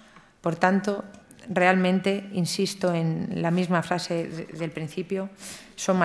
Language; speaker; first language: Spanish; native; Spanish